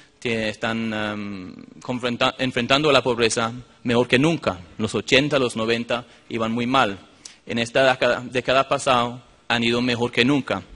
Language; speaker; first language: Spanish; non-native, fluent; English